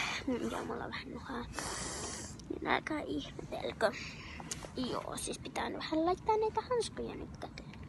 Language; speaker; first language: Finnish; native; Finnish